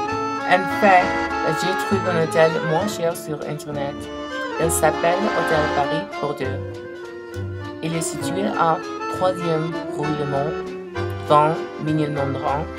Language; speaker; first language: French; non-native, learner; English